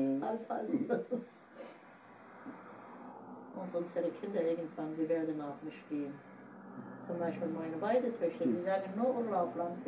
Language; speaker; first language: German; non-native, learner; Turkish